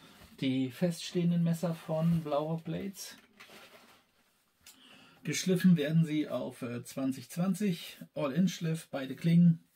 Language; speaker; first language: German; native; German